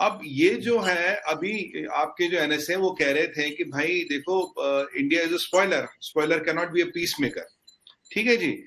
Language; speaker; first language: Hindi; native; Hindi